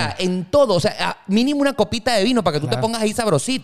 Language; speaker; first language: Spanish; native; Spanish